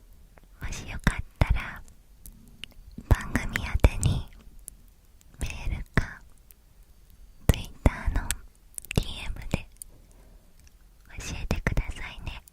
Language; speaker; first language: Japanese; native; Japanese